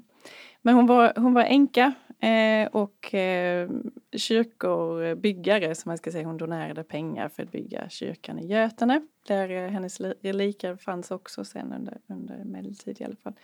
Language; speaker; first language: Swedish; non-native, fluent; English